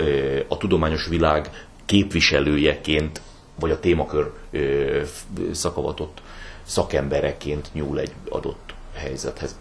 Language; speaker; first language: Hungarian; native; Hungarian